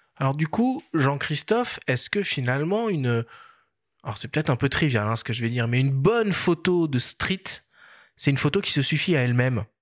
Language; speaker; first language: French; native; French